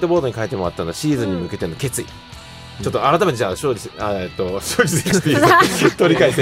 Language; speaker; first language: Japanese; native; Japanese